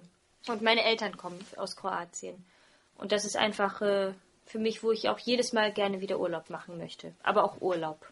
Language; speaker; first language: German; early bilingual, other home language; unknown